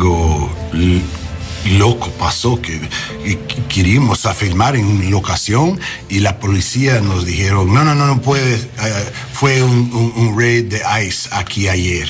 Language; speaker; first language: Spanish; non-native, learner; English